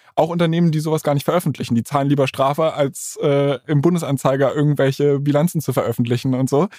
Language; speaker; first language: German; native; German